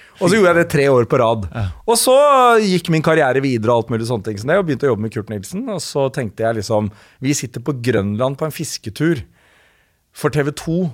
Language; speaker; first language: Norwegian; native; Norwegian